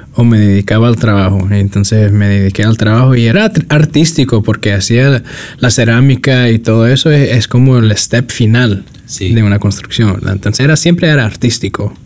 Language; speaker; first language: Spanish; early bilingual, heritage; Spanish